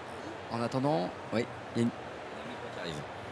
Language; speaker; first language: French; native; French